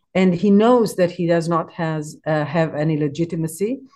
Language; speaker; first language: English; non-native, fluent; Hebrew